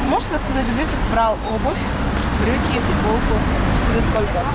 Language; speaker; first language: Russian; native; Russian